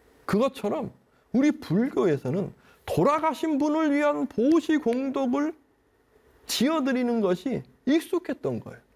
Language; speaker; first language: Korean; native; Korean